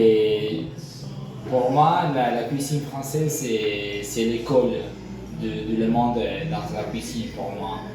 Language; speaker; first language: French; non-native, learner; Spanish